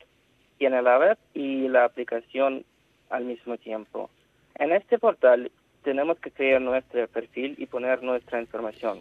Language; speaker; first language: Spanish; non-native, fluent; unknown